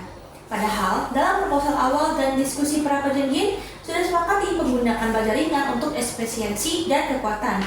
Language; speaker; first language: Indonesian; native; Indonesian